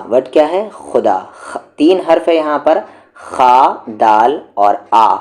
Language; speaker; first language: Urdu; native; Urdu